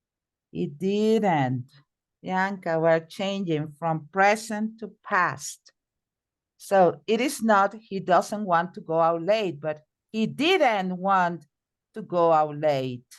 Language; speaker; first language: English; non-native, fluent; Spanish